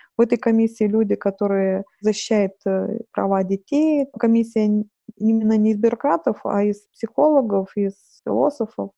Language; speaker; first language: Russian; non-native, fluent; Lithuanian